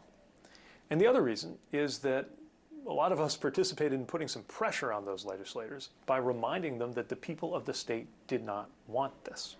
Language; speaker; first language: English; native; English